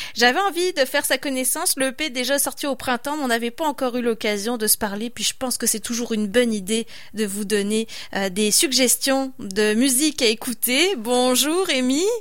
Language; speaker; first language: French; native; French